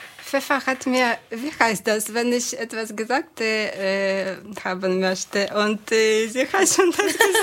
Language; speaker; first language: German; non-native, fluent; Ukrainian